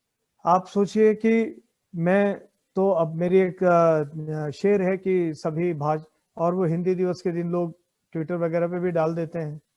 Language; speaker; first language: Hindi; native; Hindi